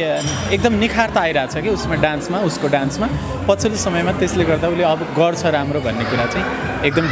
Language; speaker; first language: Nepali; native; Nepali